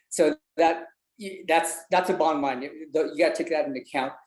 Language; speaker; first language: English; early bilingual, other home language; Vietnamese